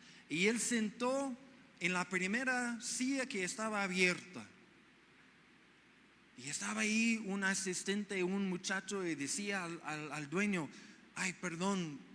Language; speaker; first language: Spanish; non-native, fluent; English